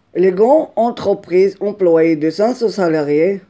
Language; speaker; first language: French; non-native, local second language; Arabic